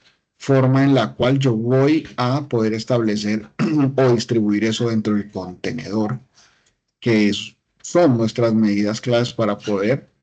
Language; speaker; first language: Spanish; native; Spanish